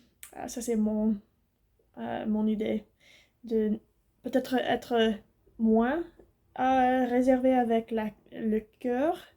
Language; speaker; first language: French; non-native, learner; English